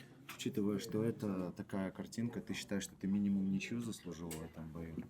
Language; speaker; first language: Russian; non-native, local second language; Uzbek